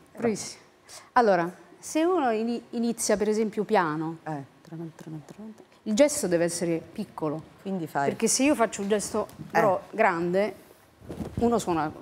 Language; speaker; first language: Italian; native; Italian